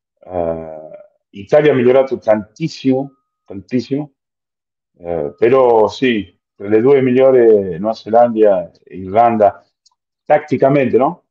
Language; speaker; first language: Italian; non-native, fluent; Spanish